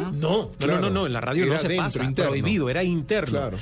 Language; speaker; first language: Spanish; native; Spanish